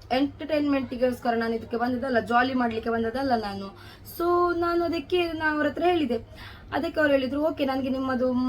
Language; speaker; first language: Kannada; non-native, local second language; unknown